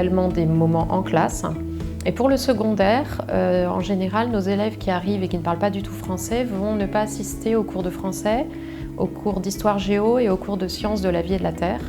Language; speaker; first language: French; native; French